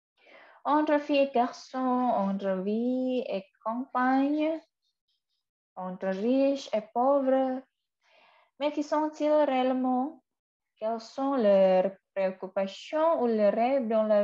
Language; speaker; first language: French; non-native, fluent; Indonesian